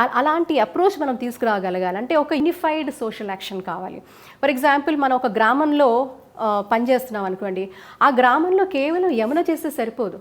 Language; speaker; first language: Telugu; native; Telugu